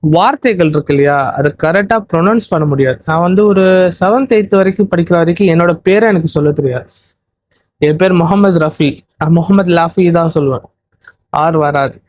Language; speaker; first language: Tamil; non-native, local second language; Urdu